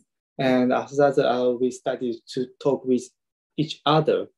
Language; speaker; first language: English; non-native, learner; Japanese